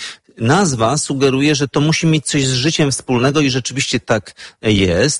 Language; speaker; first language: Polish; native; Polish